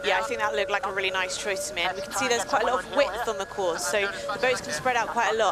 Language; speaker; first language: English; native; English